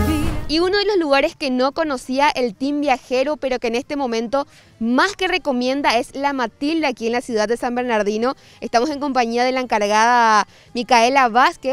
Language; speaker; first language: Spanish; native; Spanish